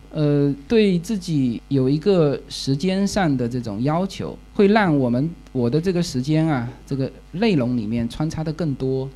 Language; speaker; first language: Chinese; native; Chinese